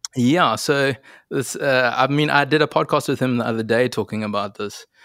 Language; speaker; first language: English; native; English